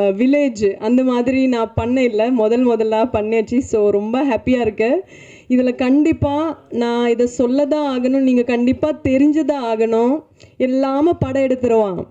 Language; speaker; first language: Tamil; non-native, learner; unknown